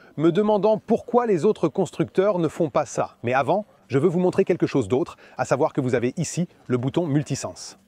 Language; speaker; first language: French; non-native, fluent; German